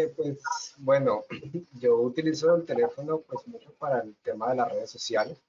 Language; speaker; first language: Spanish; native; Spanish